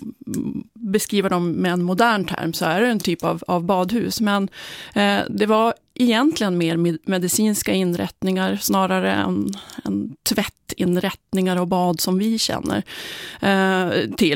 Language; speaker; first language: Swedish; native; Swedish